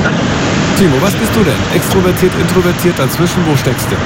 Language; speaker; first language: German; native; German